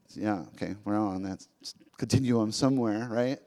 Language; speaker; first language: English; early bilingual, other home language; Spanish